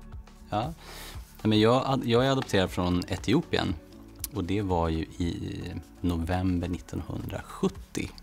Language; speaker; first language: Swedish; native; Swedish